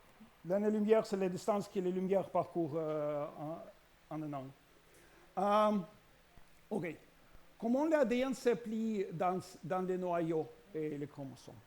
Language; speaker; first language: French; non-native, learner; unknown